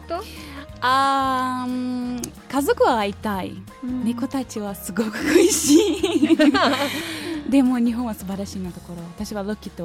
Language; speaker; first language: Japanese; non-native, learner; Portuguese